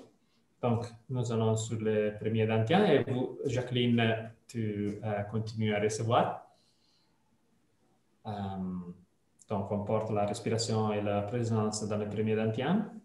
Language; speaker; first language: French; non-native, fluent; Italian